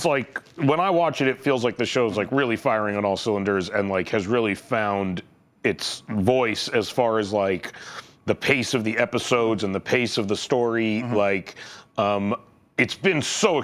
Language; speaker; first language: English; native; English